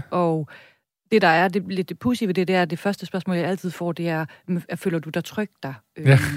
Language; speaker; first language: Danish; native; Danish